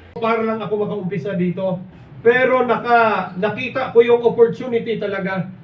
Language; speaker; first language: Filipino; non-native, local second language; Cebuano